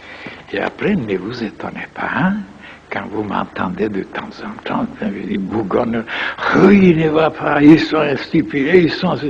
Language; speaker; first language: French; non-native, fluent; Bulgarian